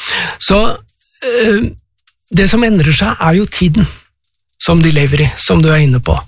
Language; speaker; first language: Norwegian; native; Norwegian